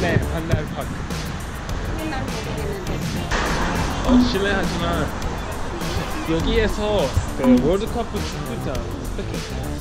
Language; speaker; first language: Korean; non-native, learner; English